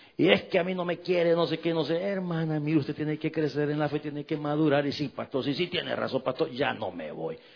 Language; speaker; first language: Spanish; native; Spanish